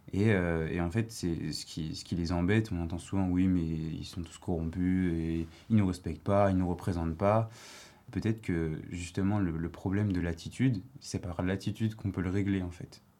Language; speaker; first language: French; native; French